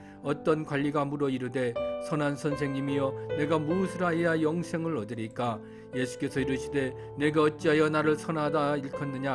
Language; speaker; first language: Korean; native; Korean